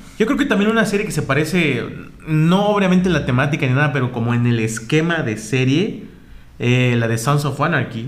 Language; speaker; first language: Spanish; native; Spanish